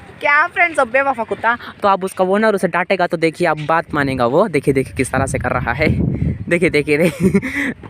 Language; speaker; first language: Hindi; non-native, local second language; Urdu